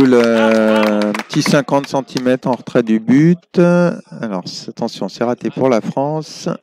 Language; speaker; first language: French; native; French